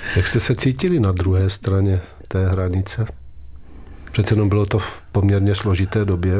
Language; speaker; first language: Czech; native; Czech